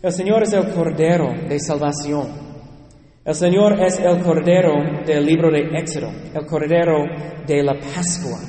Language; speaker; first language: Spanish; non-native, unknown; English